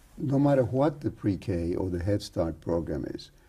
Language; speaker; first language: English; early bilingual, other home language; Spanish